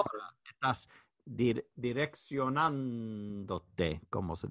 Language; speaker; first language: Spanish; non-native, learner; English